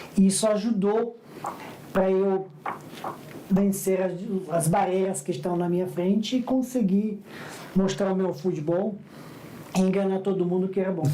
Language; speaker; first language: Portuguese; non-native, fluent; Serbian